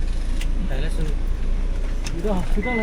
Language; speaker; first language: Hindi; non-native, local second language; Kannada